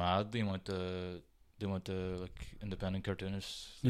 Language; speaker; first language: English; native; English